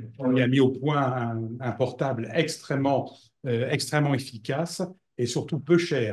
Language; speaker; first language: French; native; French